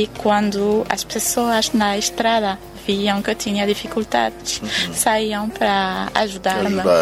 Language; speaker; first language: Portuguese; non-native, fluent; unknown